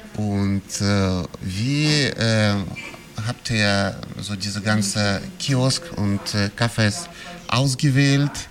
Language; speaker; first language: German; non-native, fluent; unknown